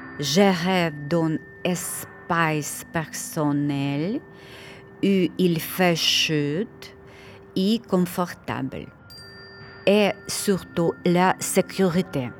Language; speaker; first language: French; non-native, learner; Ukrainian